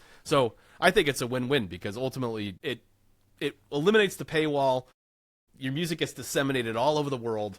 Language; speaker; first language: English; native; English